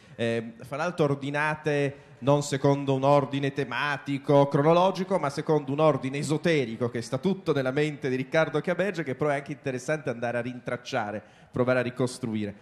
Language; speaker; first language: Italian; native; Italian